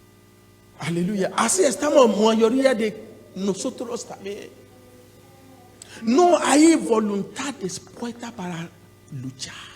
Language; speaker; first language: Spanish; non-native, learner; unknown